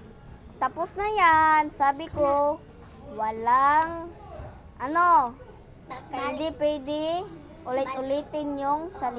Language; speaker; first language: Filipino; non-native, local second language; Cebuano